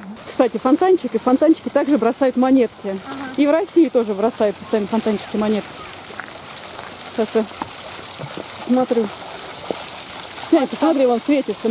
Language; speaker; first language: Russian; native; Russian